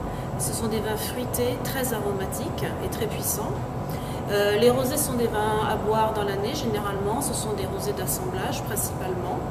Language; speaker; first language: French; native; French